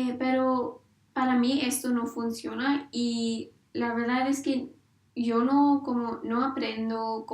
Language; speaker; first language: Spanish; non-native, learner; English